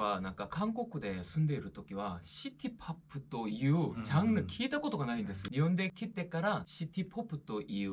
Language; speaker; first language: Japanese; non-native, learner; Korean